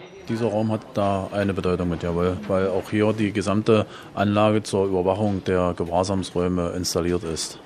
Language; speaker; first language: German; native; German